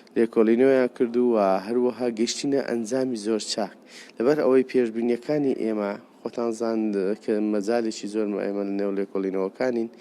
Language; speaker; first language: Central Kurdish; native; Central Kurdish